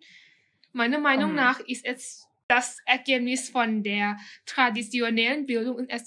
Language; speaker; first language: German; non-native, fluent; Thai